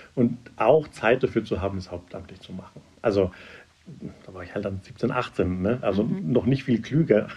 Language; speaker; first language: German; native; German